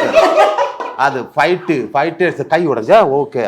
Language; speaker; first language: Tamil; non-native, learner; Malayalam